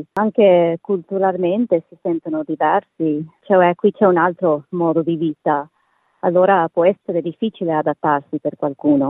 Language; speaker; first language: Italian; native; Italian